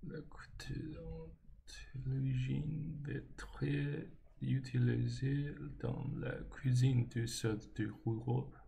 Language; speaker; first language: French; non-native, learner; English